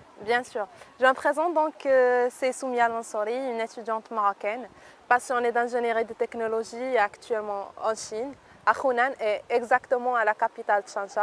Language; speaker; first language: French; non-native, local second language; Arabic